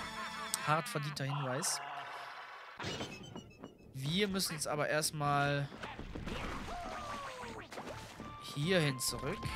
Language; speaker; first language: German; native; German